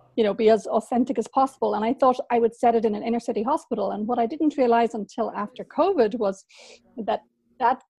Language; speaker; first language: English; native; English